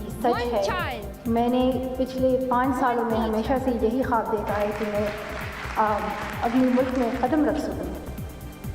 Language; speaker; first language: Hindi; non-native, local second language; Pashto